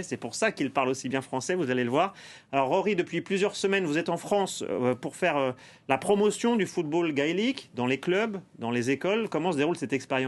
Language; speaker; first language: French; native; French